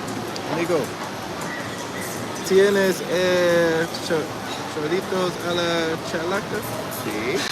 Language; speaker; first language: Spanish; non-native, learner; English